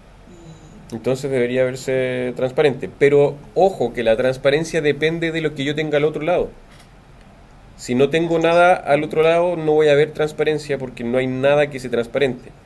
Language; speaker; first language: Spanish; native; Spanish